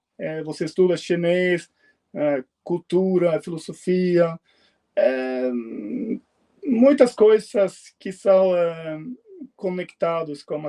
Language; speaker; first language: Portuguese; non-native, fluent; Swedish